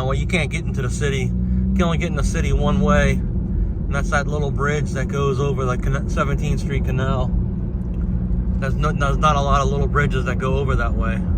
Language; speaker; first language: English; native; English